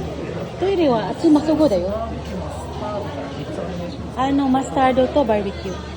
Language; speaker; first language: Japanese; non-native, learner; Filipino